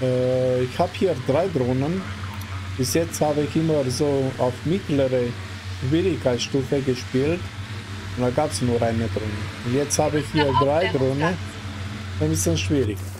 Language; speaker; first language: German; non-native, fluent; Romanian